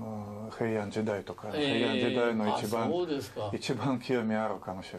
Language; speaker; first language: Japanese; non-native, learner; Russian